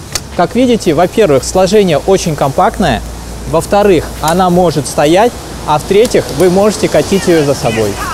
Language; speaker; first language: Russian; native; Russian